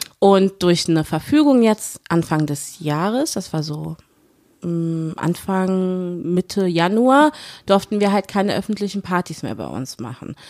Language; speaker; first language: German; early bilingual, other home language; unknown